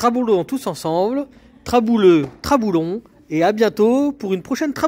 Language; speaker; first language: French; native; French